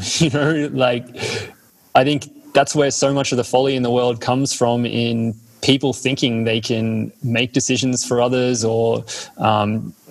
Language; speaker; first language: English; native; English